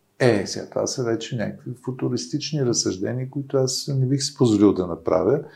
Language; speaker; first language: Bulgarian; native; Bulgarian